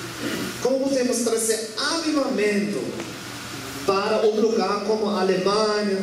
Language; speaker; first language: Portuguese; non-native, learner; German